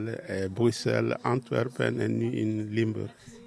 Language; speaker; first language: Dutch; non-native, learner; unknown